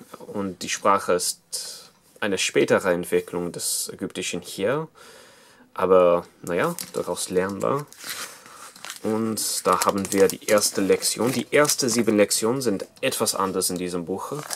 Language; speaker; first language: German; non-native, fluent; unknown